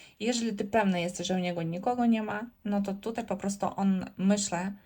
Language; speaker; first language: Polish; non-native, learner; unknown